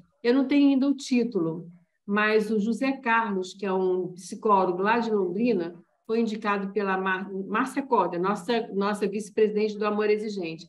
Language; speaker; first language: Portuguese; native; Portuguese